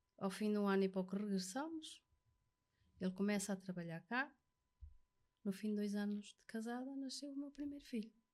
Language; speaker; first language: Portuguese; native; Portuguese